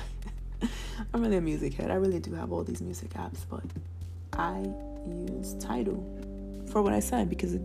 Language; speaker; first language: English; early bilingual, other home language; Spanish